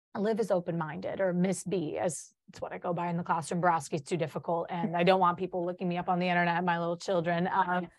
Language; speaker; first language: English; early bilingual, other home language; Polish